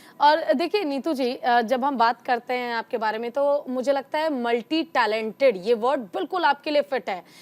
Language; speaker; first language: Hindi; native; Hindi